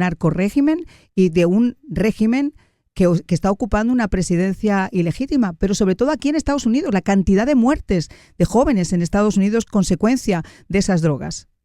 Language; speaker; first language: Spanish; native; Spanish